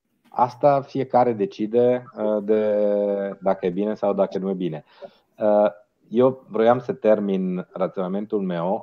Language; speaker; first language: Romanian; non-native, fluent; Italian